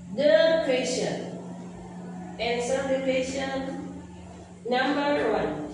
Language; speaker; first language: English; non-native, fluent; Indonesian